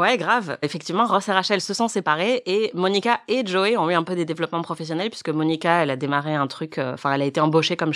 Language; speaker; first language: French; native; French